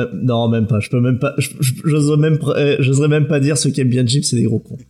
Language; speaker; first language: French; native; French